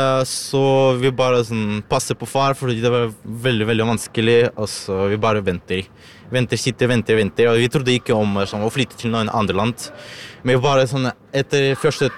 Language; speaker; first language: Norwegian; non-native, learner; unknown